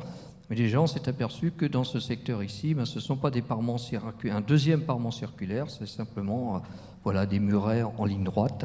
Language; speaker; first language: French; native; French